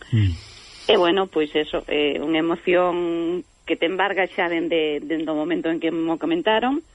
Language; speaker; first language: Galician; native; Galician